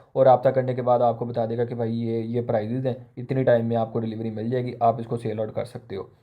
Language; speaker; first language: Urdu; non-native, local second language; Punjabi